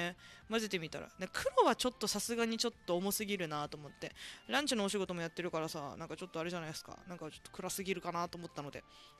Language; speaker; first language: Japanese; native; Japanese